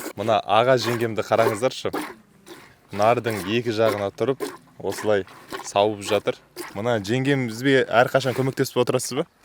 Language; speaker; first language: Kazakh; native; Kazakh